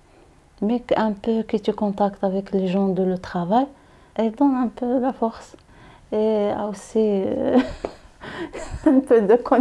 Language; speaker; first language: French; non-native, learner; Arabic